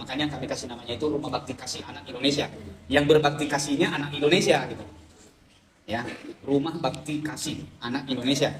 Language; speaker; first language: Indonesian; non-native, local second language; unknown